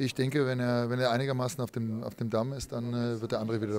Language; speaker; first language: German; native; German